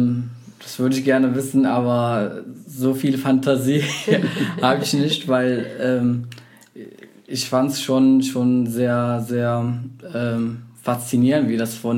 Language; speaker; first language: German; non-native, fluent; Arabic